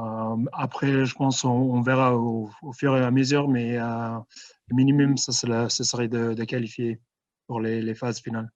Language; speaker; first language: French; non-native, fluent; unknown